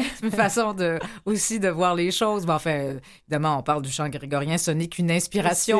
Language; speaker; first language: French; native; French